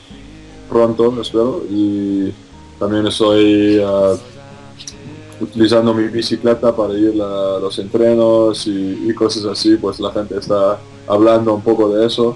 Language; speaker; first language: Spanish; non-native, fluent; English